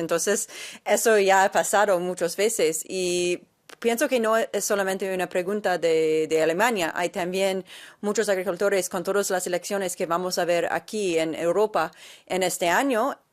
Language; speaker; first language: Spanish; non-native, fluent; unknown